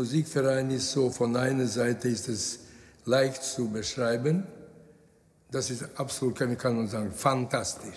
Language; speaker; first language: German; non-native, fluent; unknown